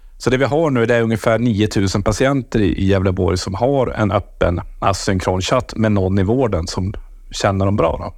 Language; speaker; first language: Swedish; native; Swedish